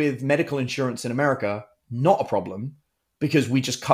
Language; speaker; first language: English; native; English